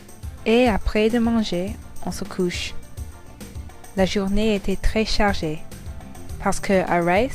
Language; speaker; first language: French; non-native, learner; English